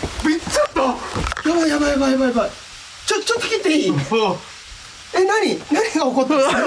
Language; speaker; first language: Japanese; native; Japanese